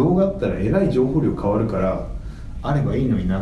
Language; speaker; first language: Japanese; native; Japanese